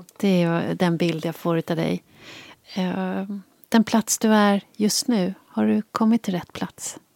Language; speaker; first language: Swedish; native; Swedish